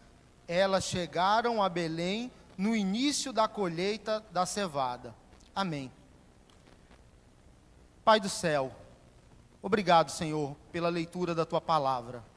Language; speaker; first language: Portuguese; native; Portuguese